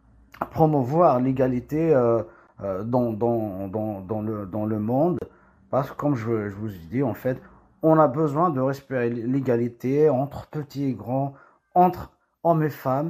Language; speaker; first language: French; non-native, local second language; Kabyle